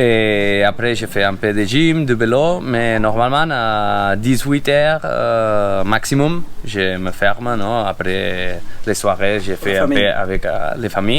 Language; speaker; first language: French; non-native, fluent; Spanish